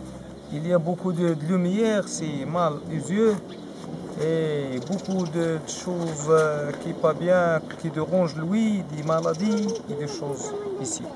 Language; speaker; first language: French; non-native, learner; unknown